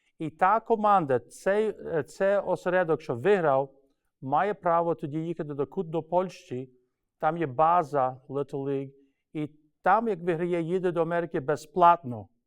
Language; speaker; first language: Ukrainian; early bilingual, heritage; Ukrainian